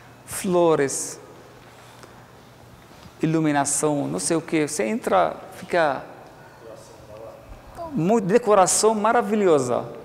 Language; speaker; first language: Portuguese; non-native, learner; Arabic